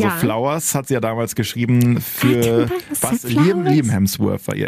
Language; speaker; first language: German; native; German